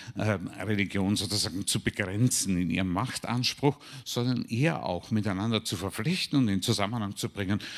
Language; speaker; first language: German; native; German